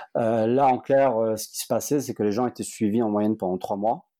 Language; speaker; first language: French; native; French